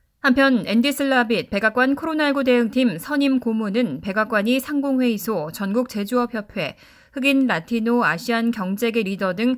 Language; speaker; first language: Korean; native; Korean